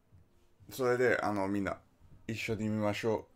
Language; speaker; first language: Japanese; non-native, learner; English